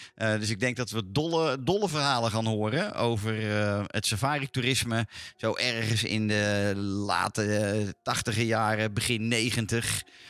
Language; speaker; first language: Dutch; native; Dutch